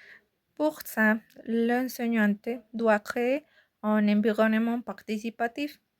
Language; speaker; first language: French; non-native, fluent; Spanish